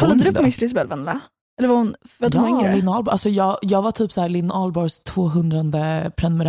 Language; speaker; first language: Swedish; native; Swedish